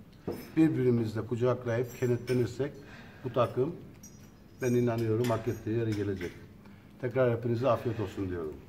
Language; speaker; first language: Turkish; native; Turkish